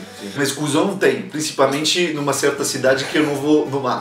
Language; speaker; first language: Portuguese; non-native, fluent; French